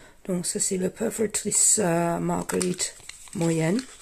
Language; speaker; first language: French; non-native, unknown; English